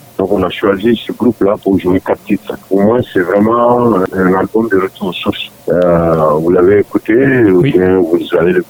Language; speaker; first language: French; non-native, local second language; Dyula